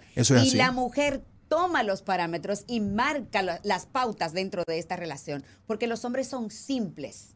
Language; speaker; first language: Spanish; native; Spanish